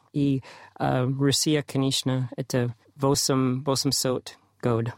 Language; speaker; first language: Russian; non-native, learner; English